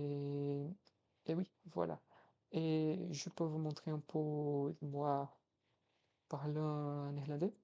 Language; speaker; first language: French; non-native, fluent; Portuguese